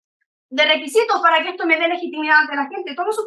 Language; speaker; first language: Spanish; native; Spanish